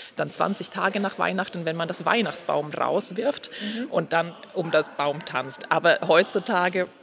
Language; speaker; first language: German; non-native, fluent; Swedish